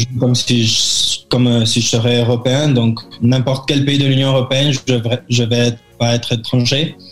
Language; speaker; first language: French; early bilingual, heritage; French